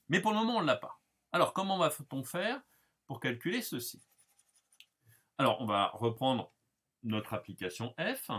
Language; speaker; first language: French; native; French